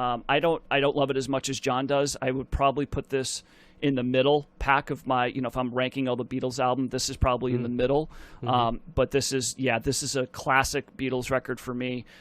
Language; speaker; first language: English; native; English